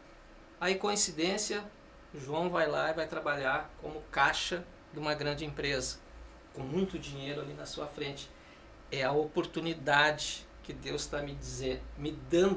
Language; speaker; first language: Portuguese; native; Portuguese